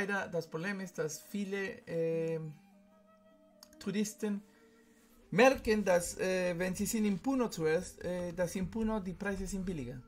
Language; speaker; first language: German; non-native, fluent; Spanish